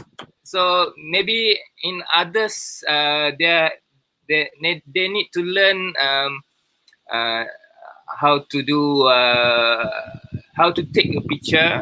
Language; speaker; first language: English; non-native, learner; Malay